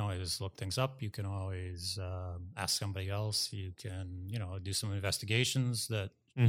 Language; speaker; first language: English; native; English